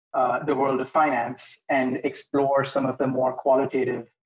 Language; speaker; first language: English; non-native, local second language; Hindi